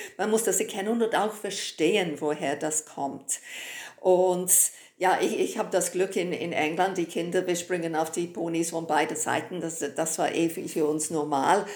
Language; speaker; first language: German; non-native, fluent; English